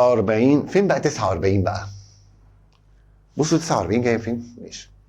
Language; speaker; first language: Arabic; native; Arabic